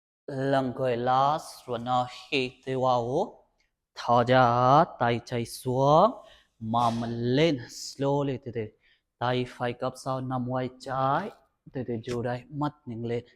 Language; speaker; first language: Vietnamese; non-native, learner; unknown